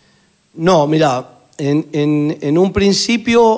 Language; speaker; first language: Spanish; native; Spanish